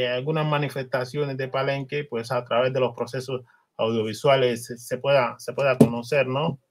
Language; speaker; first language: Spanish; non-native, local second language; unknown